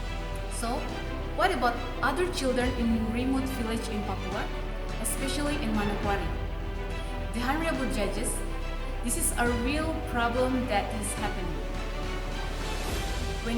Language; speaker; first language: English; non-native, learner; Indonesian